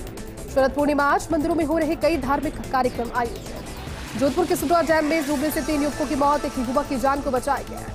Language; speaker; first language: Hindi; native; Hindi